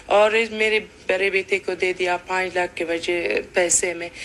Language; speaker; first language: Hindi; non-native, learner; Persian